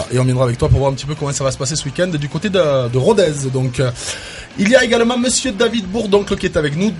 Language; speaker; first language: French; native; French